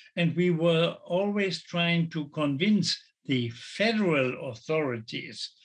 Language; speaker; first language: English; non-native, fluent; German